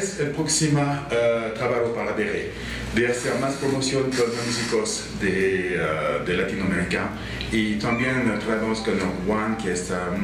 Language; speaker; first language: Spanish; non-native, learner; French